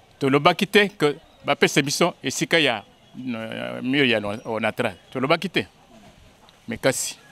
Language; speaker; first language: Lingala; native; Lingala